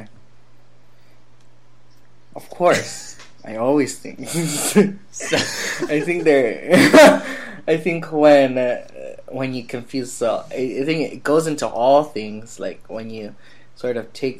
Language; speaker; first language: English; native; English